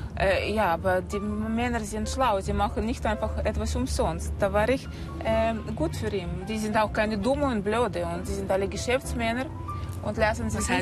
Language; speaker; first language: German; non-native, fluent; Russian